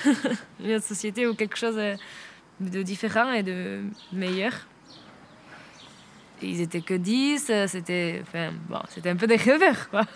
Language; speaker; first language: French; non-native, fluent; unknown